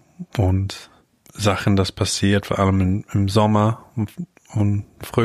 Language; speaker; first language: German; non-native, fluent; English